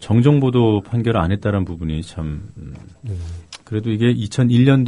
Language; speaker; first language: Korean; native; Korean